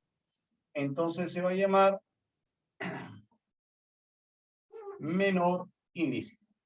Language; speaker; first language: Spanish; native; Spanish